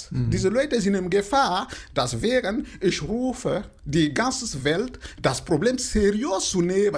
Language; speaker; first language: German; non-native, fluent; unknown